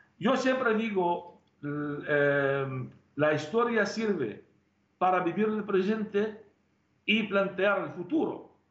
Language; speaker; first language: Spanish; non-native, fluent; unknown